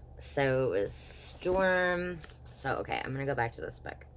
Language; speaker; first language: English; native; English